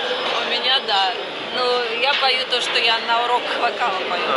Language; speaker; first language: Russian; native; Russian